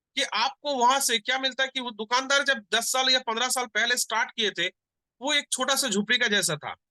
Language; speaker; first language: Hindi; non-native, local second language; Bangla